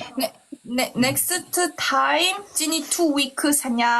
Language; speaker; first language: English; non-native, learner; Korean